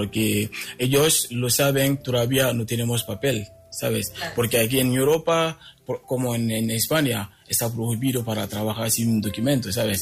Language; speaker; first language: Spanish; non-native, fluent; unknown